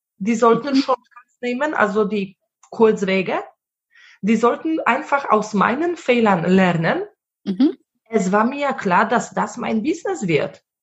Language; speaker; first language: German; non-native, fluent; Polish